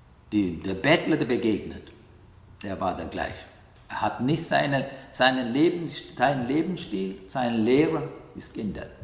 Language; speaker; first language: German; non-native, learner; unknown